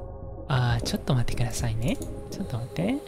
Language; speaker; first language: Japanese; non-native, learner; Indonesian